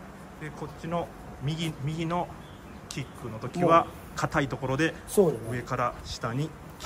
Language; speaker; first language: Japanese; native; Japanese